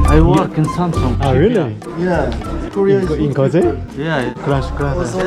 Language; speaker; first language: English; non-native, learner; Korean